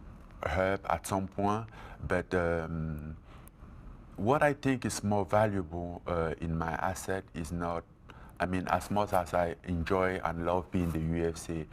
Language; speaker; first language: English; non-native, fluent; French